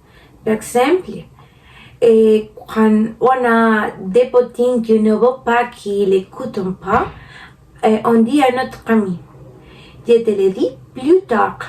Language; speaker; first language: French; non-native, learner; Spanish